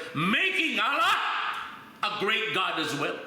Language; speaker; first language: English; non-native, local second language; Filipino